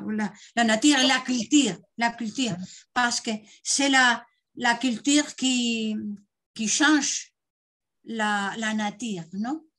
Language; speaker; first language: French; non-native, fluent; Spanish